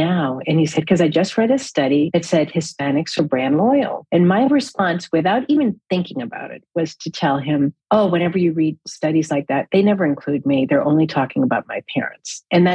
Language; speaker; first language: English; native; English